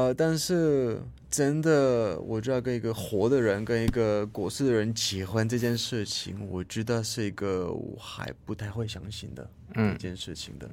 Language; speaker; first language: Chinese; non-native, fluent; French